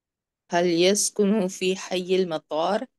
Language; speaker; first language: Arabic; non-native, learner; Urdu